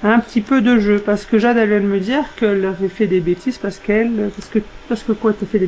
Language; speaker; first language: French; native; French